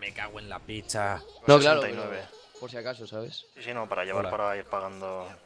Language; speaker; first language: Spanish; native; Spanish